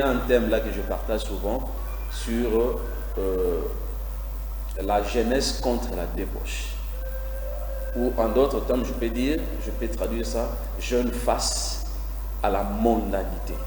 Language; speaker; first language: French; non-native, local second language; Lingala